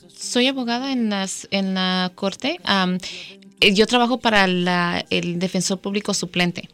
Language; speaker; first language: Spanish; early bilingual, heritage; Spanish